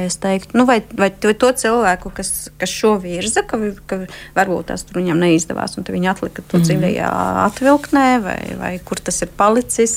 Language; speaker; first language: Latvian; native; Latvian